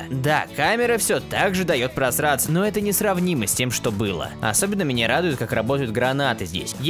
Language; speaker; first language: Russian; native; Russian